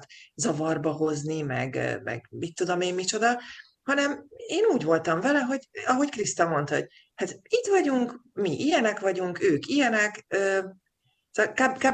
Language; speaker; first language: Hungarian; native; Hungarian